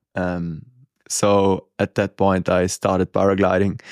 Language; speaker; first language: English; non-native, fluent; Italian